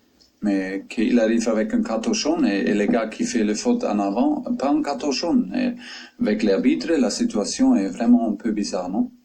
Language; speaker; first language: French; non-native, fluent; German